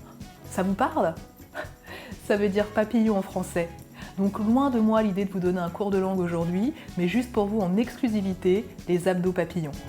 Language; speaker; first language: French; native; French